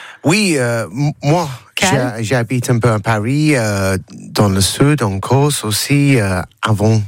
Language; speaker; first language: French; non-native, learner; English